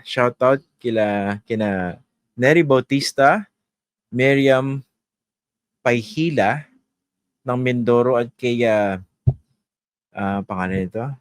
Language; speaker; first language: Filipino; native; Filipino